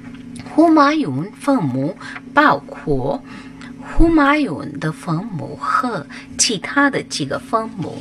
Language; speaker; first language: Chinese; non-native, fluent; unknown